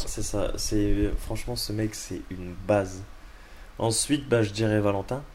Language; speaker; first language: French; native; French